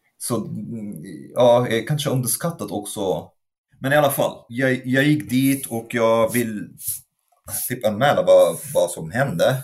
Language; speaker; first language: Swedish; non-native, fluent; Arabic